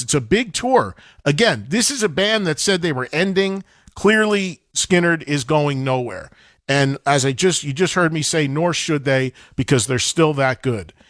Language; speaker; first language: English; native; English